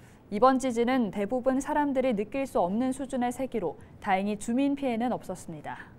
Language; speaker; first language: Korean; native; Korean